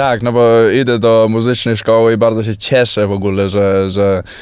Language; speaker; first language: Polish; early bilingual, heritage; Polish